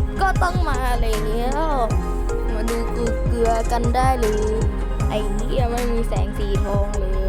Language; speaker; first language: Thai; native; Thai